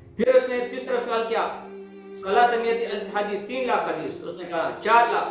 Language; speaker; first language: Urdu; non-native, local second language; Pashto